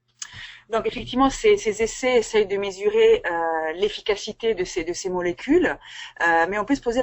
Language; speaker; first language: French; native; French